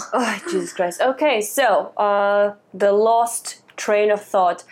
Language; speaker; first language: English; non-native, fluent; Russian